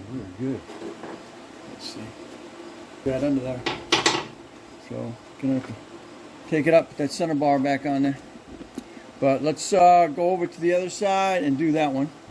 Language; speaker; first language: English; native; English